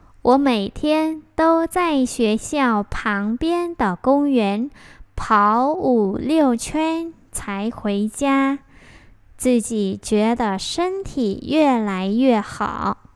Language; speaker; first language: Chinese; non-native, fluent; Vietnamese